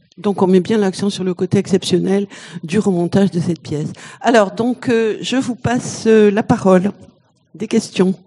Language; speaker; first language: French; native; French